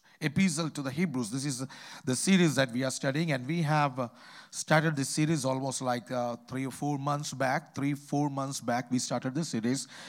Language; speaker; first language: English; non-native, local second language; Malayalam